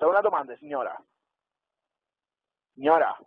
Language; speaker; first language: Italian; native; Italian